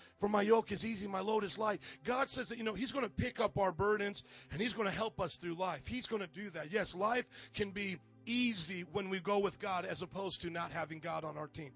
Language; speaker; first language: English; native; English